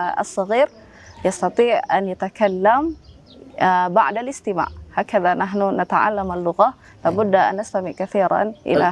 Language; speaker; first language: Arabic; non-native, fluent; Indonesian